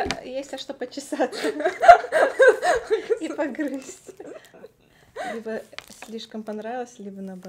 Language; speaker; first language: Russian; native; Russian